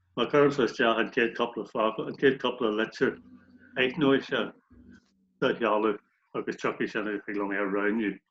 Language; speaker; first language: Irish; native; Irish